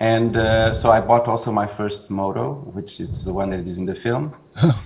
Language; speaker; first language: English; non-native, fluent; Portuguese